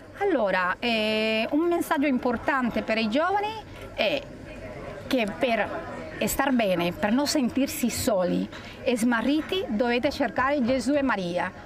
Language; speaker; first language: Italian; non-native, fluent; Spanish